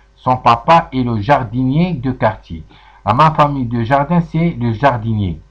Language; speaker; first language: French; non-native, local second language; Arabic